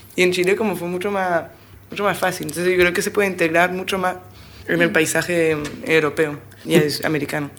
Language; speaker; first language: Spanish; non-native, fluent; French